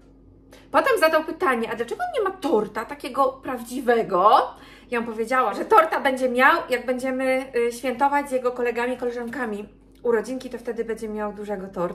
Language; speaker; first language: Polish; native; Polish